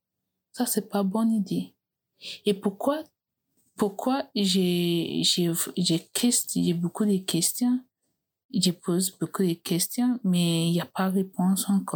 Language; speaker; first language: French; non-native, learner; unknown